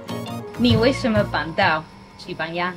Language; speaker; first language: Chinese; non-native, learner; English